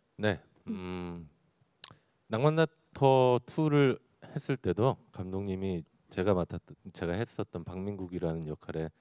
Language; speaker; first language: Korean; native; Korean